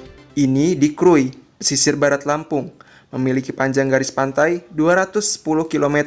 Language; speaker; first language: Indonesian; native; Indonesian